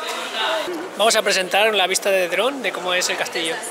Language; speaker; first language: Spanish; native; Spanish